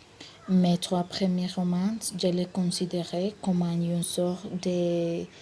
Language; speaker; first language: French; non-native, learner; Spanish